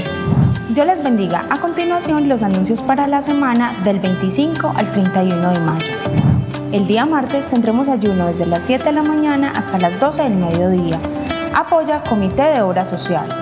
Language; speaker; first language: Spanish; native; Spanish